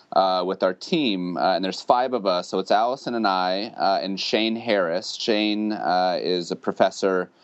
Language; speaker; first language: English; native; English